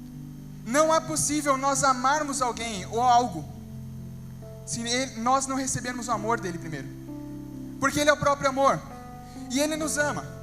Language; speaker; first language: Portuguese; native; Portuguese